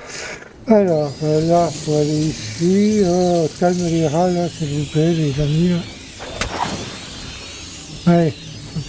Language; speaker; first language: French; native; French